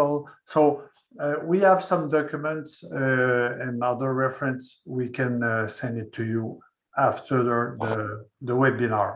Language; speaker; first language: English; non-native, fluent; French